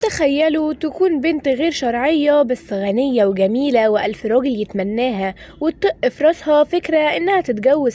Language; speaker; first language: Arabic; native; Arabic